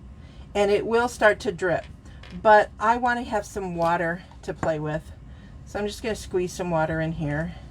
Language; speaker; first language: English; native; English